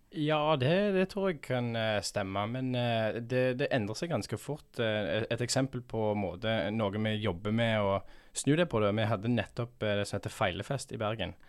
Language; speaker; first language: Norwegian; early bilingual, heritage; English